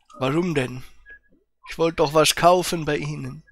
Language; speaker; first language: German; native; German